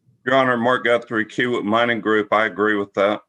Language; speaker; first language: English; native; English